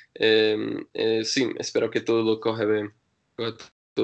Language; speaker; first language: Portuguese; non-native, learner; English